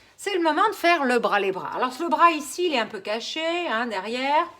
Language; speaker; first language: French; native; French